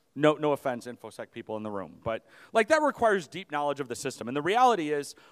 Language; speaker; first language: English; native; English